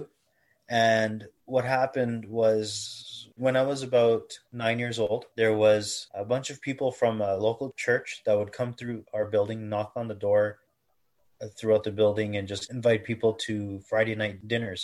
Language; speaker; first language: English; native; English